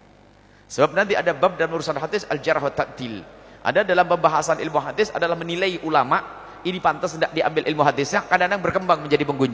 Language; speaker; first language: Indonesian; native; Indonesian